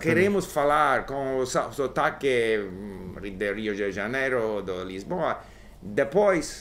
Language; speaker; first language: Portuguese; non-native, learner; English